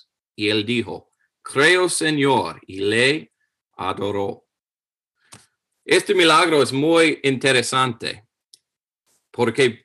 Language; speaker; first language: Spanish; non-native, fluent; English